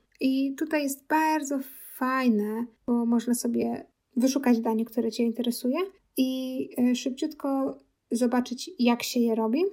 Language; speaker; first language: Polish; native; Polish